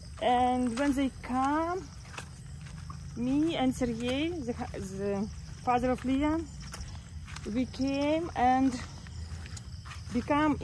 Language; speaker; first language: English; non-native, learner; Russian